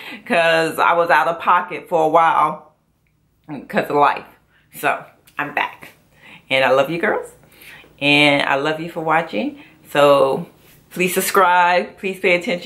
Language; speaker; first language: English; native; English